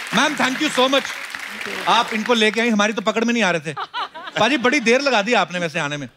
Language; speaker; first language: Hindi; native; Hindi